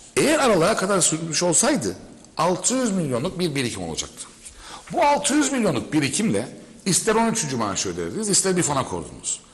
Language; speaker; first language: Turkish; native; Turkish